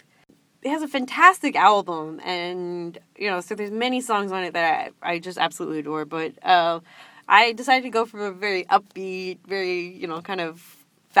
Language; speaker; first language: English; native; English